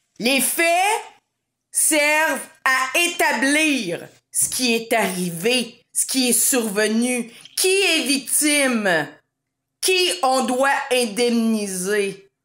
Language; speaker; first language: French; native; French